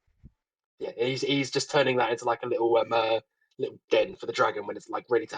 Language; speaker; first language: English; native; English